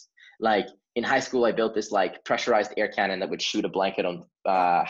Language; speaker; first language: English; early bilingual, other home language; Hebrew